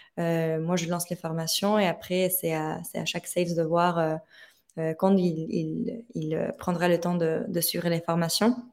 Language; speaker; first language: French; non-native, fluent; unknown